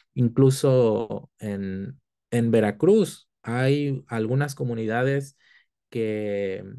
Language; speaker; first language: Spanish; early bilingual, heritage; Spanish